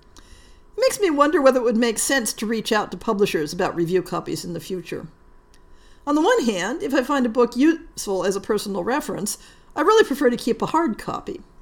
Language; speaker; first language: English; native; English